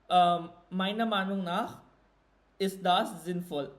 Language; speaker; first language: German; non-native, fluent; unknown